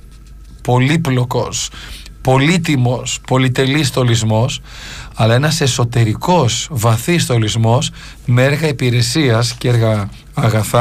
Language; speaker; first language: Greek; native; Greek